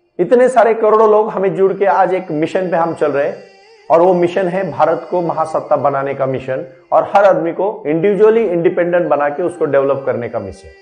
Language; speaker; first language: Hindi; non-native, local second language; Marathi